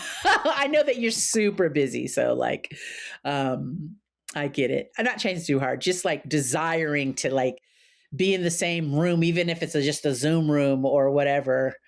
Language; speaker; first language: English; native; English